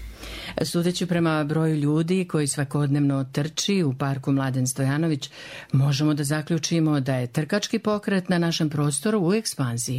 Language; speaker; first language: Serbian; native; Serbian